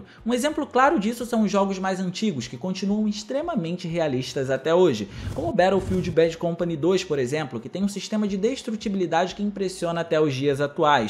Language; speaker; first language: Portuguese; native; Portuguese